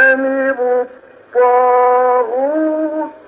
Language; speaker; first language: Arabic; native; Arabic